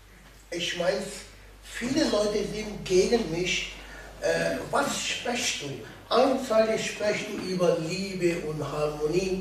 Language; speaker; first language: German; non-native, learner; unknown